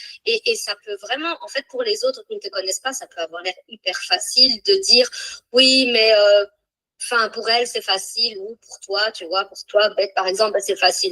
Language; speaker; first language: French; native; French